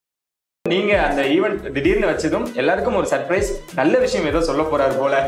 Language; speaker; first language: Tamil; native; Tamil